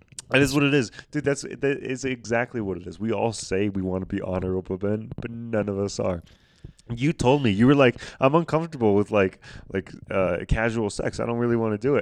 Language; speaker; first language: English; early bilingual, other home language; Spanish